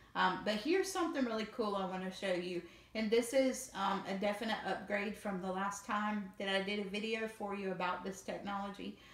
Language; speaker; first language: English; native; English